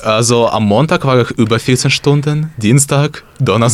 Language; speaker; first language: German; non-native, learner; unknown